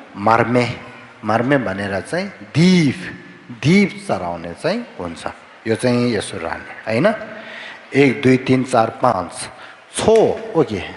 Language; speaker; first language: Nepali; non-native, fluent; Tibetan